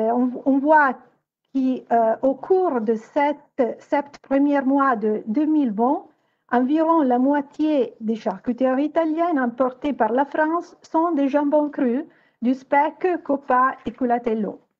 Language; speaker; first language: French; non-native, fluent; Italian